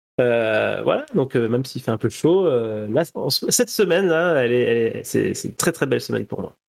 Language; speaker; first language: French; native; French